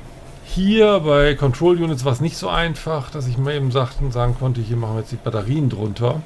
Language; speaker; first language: German; native; German